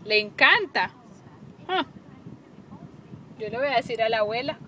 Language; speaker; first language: Spanish; native; Spanish